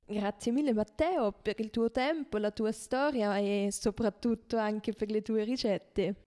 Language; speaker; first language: Italian; non-native, fluent; German